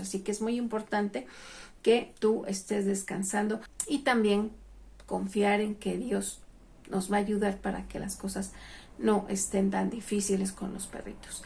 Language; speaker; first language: Spanish; native; Spanish